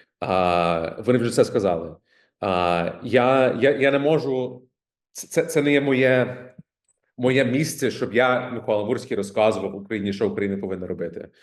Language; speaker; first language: Ukrainian; early bilingual, heritage; Ukrainian